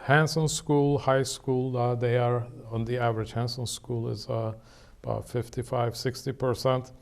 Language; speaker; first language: English; non-native, fluent; Turkish